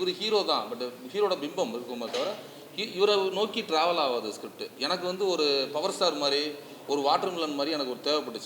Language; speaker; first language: Tamil; native; Tamil